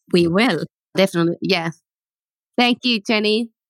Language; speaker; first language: English; non-native, fluent; Finnish